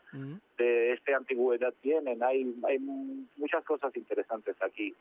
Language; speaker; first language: Spanish; non-native, fluent; Georgian